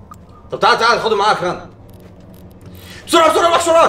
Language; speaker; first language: Arabic; native; Arabic